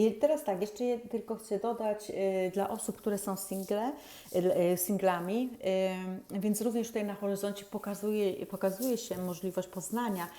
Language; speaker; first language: Polish; native; Polish